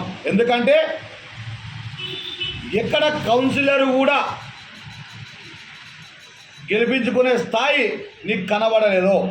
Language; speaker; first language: Telugu; native; Telugu